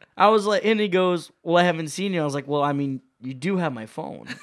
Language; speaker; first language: English; native; English